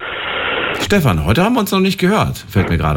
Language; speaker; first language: German; native; German